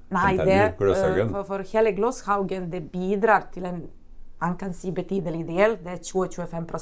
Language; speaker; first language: Norwegian; non-native, fluent; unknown